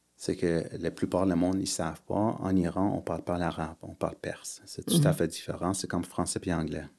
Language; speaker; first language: French; early bilingual, other home language; Persian